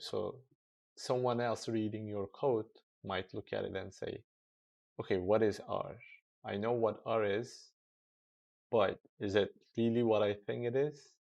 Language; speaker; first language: English; non-native, fluent; Turkish